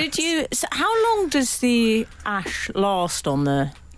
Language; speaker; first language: English; native; English